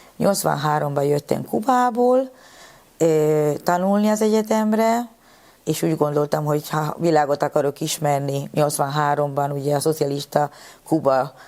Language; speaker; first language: Hungarian; non-native, fluent; Spanish